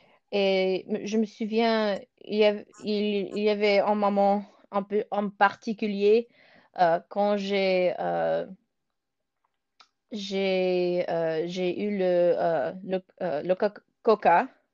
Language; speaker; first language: French; non-native, learner; Russian